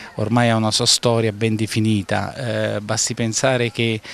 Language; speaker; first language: Italian; native; Italian